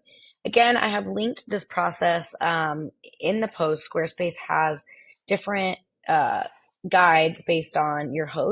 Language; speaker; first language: English; native; English